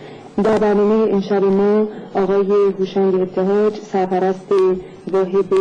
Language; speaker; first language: Persian; native; Persian